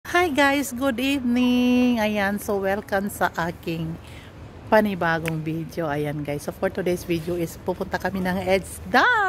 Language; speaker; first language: Filipino; non-native, local second language; Maranao